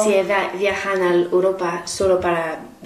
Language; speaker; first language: Spanish; non-native, learner; English